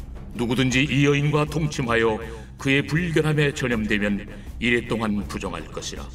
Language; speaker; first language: Korean; native; Korean